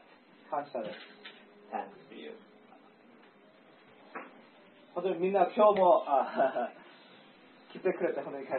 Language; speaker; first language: Japanese; non-native, learner; English